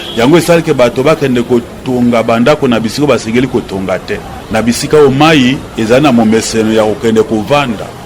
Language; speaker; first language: Lingala; native; Lingala